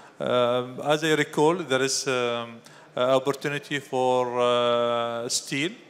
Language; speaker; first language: English; non-native, fluent; Arabic